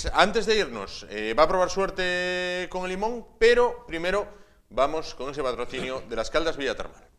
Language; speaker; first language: Spanish; native; Spanish